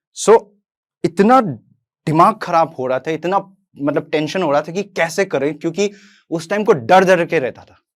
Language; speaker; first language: Hindi; non-native, local second language; Assamese